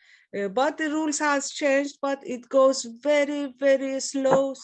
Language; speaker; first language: English; non-native, learner; Persian